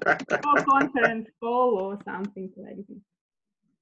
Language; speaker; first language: English; non-native, learner; Russian